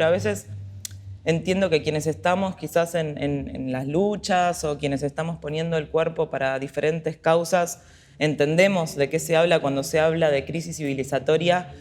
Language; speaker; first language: Spanish; native; Spanish